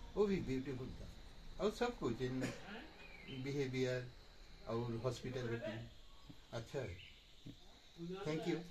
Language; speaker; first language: Hindi; non-native, local second language; Bangla